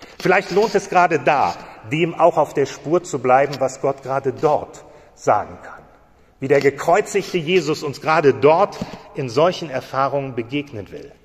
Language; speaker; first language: German; native; German